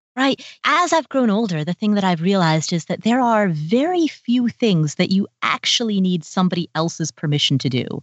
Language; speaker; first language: English; early bilingual, other home language; Nepali